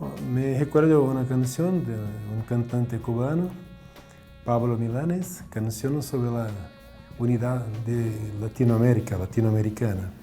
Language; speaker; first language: Spanish; non-native, learner; Portuguese